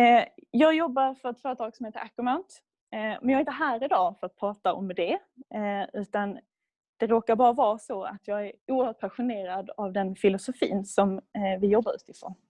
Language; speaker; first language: Swedish; native; Swedish